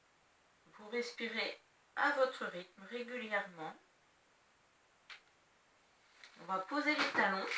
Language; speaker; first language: French; native; French